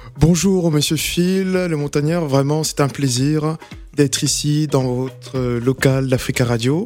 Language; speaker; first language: French; early bilingual, other home language; Lingala